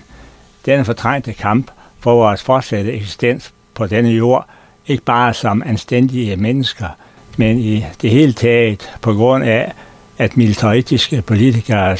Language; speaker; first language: Danish; native; Danish